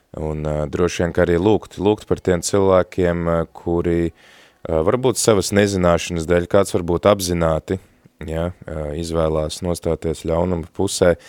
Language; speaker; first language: Latvian; native; Latvian